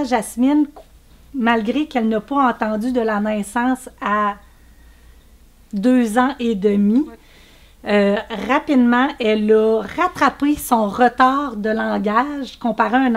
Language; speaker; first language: French; native; French